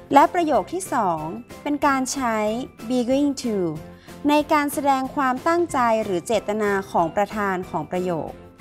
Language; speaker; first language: Thai; native; Thai